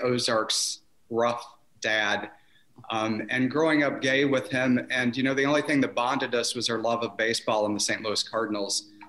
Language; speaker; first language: English; native; English